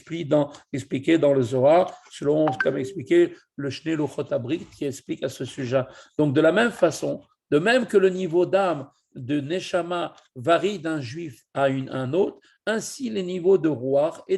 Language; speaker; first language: French; native; French